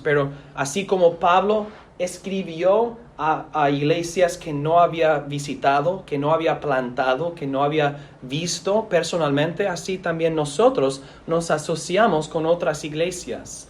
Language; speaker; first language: Spanish; non-native, fluent; English